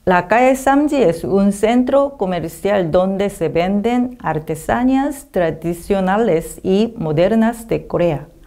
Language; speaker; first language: Spanish; non-native, learner; Korean